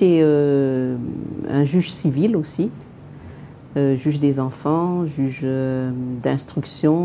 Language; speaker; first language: French; non-native, local second language; Malagasy